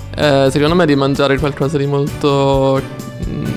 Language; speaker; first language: Italian; non-native, fluent; Swedish